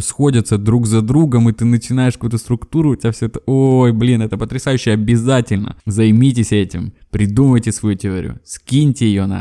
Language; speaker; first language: Russian; native; Russian